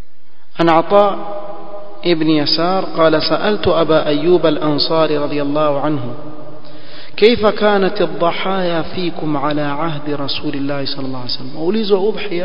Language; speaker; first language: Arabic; non-native, fluent; Swahili